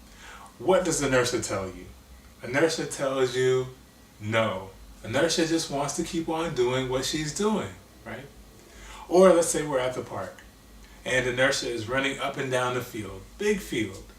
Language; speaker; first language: English; native; English